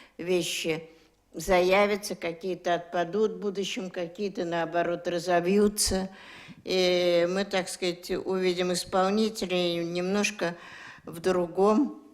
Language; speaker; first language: Russian; native; Russian